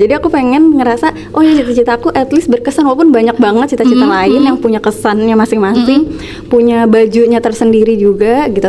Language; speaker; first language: Indonesian; native; Indonesian